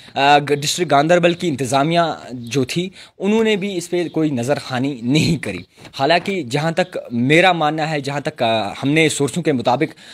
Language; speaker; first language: Urdu; non-native, local second language; Kashmiri